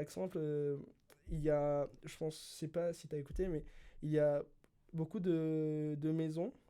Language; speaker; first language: French; early bilingual, other home language; Spanish